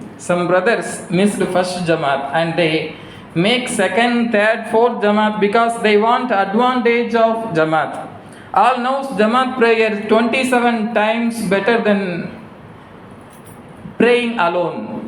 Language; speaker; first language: English; non-native, local second language; Tamil